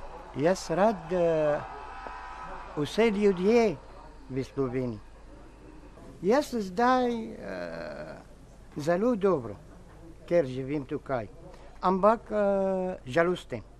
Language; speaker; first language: Slovenian; non-native, learner; Arabic